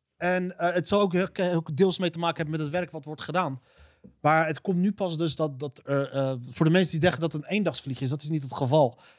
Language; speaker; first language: Dutch; early bilingual, other home language; Arabic